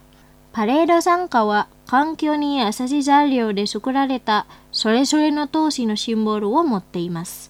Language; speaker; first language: Japanese; non-native, fluent; Indonesian